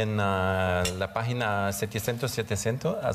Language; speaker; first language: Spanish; non-native, learner; German